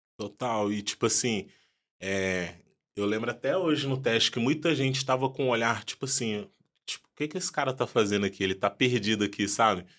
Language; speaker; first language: Portuguese; early bilingual, other home language; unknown